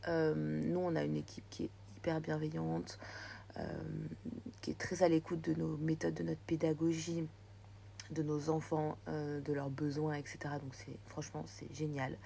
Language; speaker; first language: French; native; French